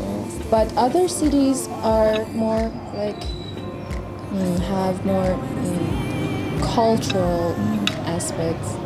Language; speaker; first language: English; non-native, fluent; Persian